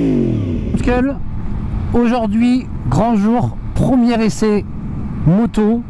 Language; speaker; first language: French; native; French